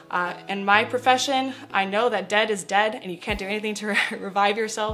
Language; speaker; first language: English; native; English